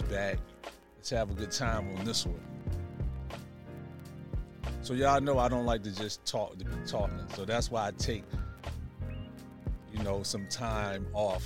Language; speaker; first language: English; native; English